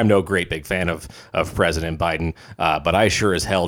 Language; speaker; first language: English; native; English